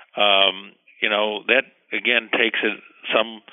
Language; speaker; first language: English; early bilingual, heritage; Spanish